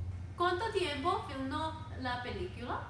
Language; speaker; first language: Spanish; non-native, learner; English